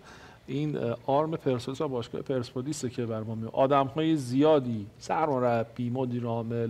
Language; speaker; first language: Persian; native; Persian